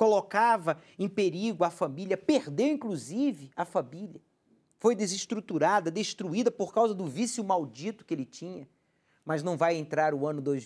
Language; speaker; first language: Portuguese; native; Portuguese